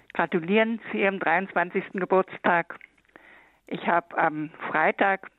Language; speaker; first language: German; native; German